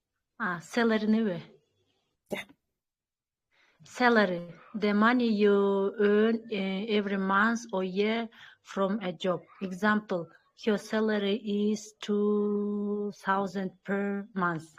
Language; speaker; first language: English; non-native, learner; Kyrgyz